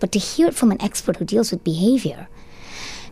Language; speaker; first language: English; non-native, local second language; Tamil